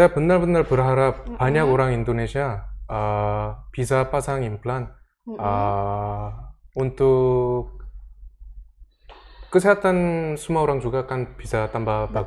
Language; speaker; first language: Indonesian; early bilingual, other home language; Korean